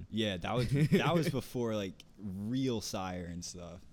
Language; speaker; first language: English; native; English